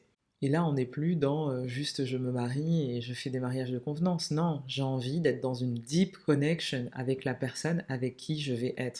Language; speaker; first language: French; native; French